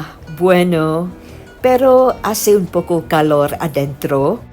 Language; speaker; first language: Spanish; non-native, learner; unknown